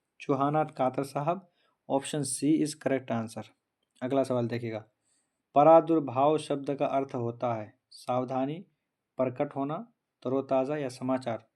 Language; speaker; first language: Hindi; native; Hindi